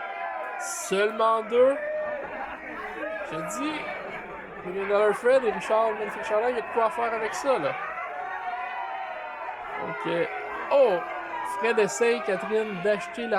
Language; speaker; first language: French; native; French